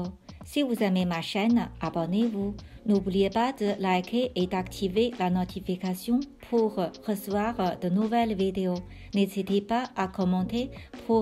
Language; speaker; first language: French; non-native, fluent; Chinese